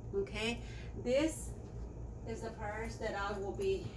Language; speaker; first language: English; non-native, fluent; Spanish